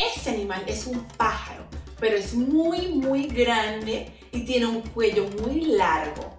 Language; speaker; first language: Spanish; non-native, fluent; English